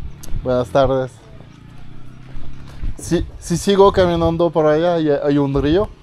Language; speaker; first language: Spanish; non-native, fluent; French